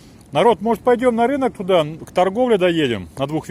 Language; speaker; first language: Russian; native; Russian